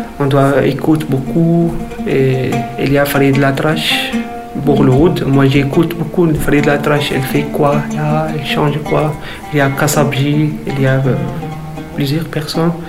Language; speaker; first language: French; non-native, learner; Arabic